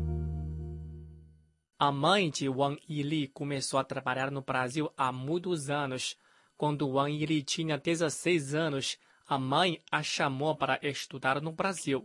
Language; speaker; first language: Portuguese; non-native, fluent; Chinese